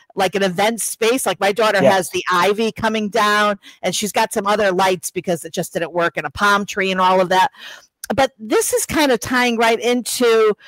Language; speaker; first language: English; native; English